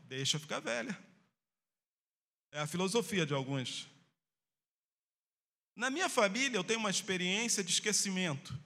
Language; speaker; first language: Portuguese; native; Portuguese